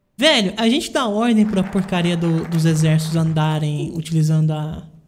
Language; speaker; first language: Portuguese; native; Portuguese